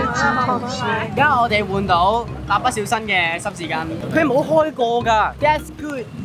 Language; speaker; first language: Chinese; non-native, local second language; Cantonese